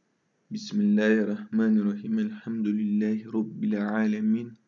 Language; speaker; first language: Arabic; non-native, fluent; Russian